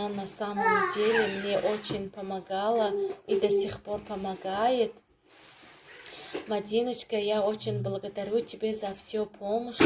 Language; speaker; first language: Russian; non-native, learner; Tajik